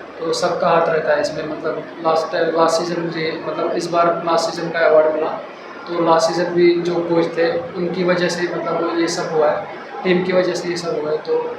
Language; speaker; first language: Hindi; non-native, local second language; Kashmiri